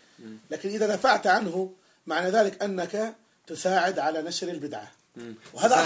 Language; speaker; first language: Arabic; native; Arabic